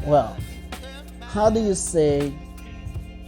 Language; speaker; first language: English; non-native, fluent; Haitian Creole